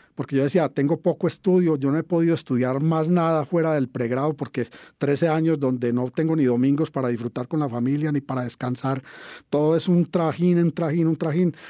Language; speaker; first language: Spanish; native; Spanish